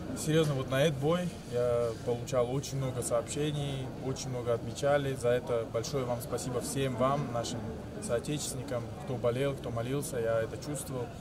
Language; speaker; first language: Russian; non-native, local second language; Uzbek